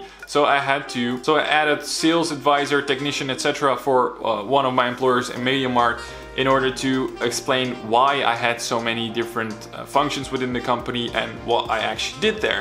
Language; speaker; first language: English; non-native, fluent; Dutch